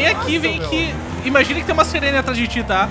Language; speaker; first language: Portuguese; native; Portuguese